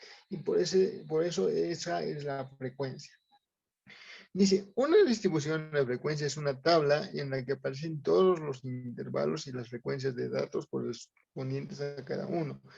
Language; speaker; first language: Spanish; native; Spanish